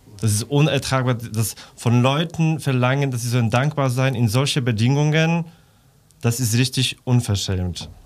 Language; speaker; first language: German; non-native, fluent; Polish